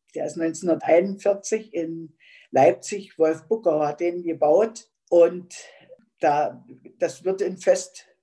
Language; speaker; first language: German; native; German